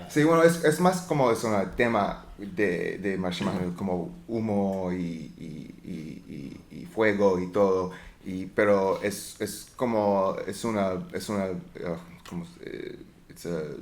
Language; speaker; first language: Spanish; non-native, learner; English